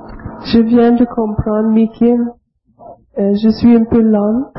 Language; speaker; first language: French; non-native, fluent; English